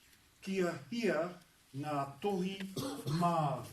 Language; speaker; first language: Māori; non-native, local second language; English